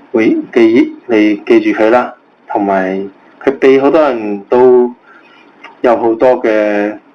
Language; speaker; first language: Cantonese; native; Cantonese